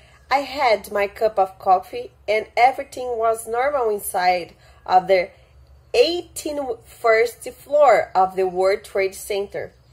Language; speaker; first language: English; non-native, fluent; Portuguese